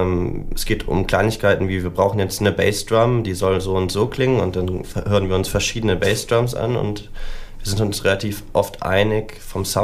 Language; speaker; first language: German; native; German